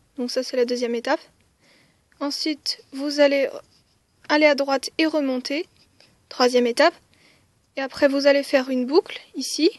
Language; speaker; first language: French; early bilingual, other home language; Khmer